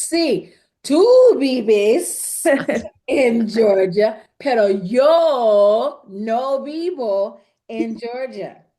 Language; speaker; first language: Spanish; non-native, fluent; English